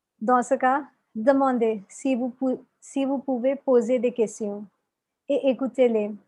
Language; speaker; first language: French; non-native, learner; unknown